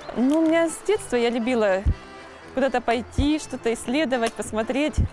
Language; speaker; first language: Russian; native; Russian